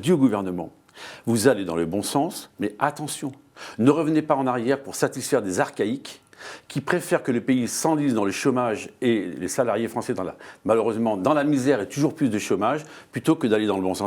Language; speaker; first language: French; native; French